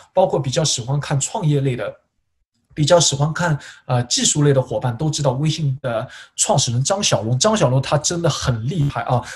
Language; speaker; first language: Chinese; native; Chinese